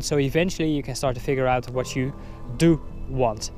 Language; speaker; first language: English; non-native, fluent; Dutch